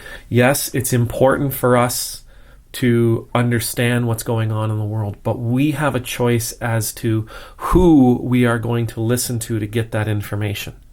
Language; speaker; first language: English; native; English